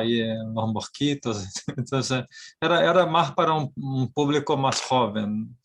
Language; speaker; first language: Spanish; non-native, fluent; Portuguese